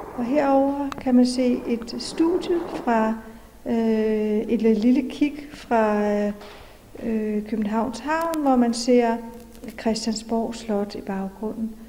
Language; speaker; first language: Danish; native; Danish